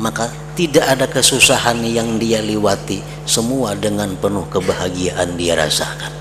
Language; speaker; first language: Indonesian; non-native, local second language; Banjar